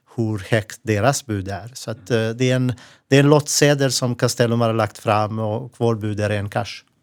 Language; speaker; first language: Swedish; non-native, fluent; Serbian